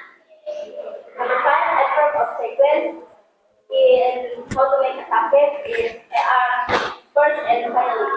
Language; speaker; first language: English; non-native, learner; Indonesian